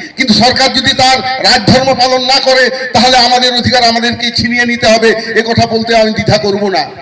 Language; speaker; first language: Bangla; non-native, local second language; Santali